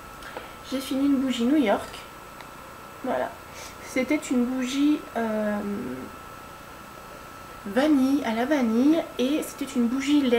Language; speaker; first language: French; native; French